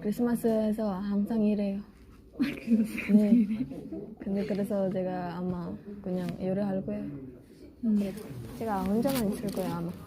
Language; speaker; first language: Korean; non-native, learner; Filipino